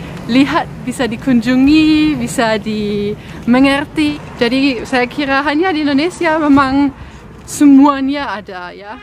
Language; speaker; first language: Indonesian; non-native, fluent; German